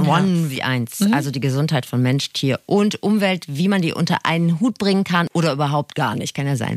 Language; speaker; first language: German; native; German